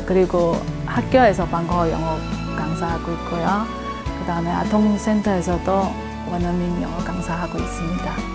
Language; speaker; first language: Korean; non-native, fluent; Indonesian